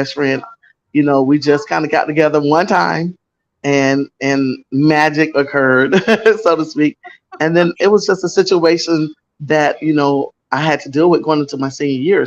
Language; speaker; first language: English; native; English